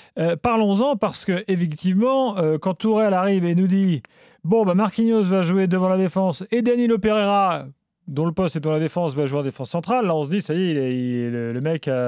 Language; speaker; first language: French; native; French